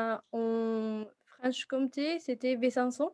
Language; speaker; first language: French; non-native, fluent; Spanish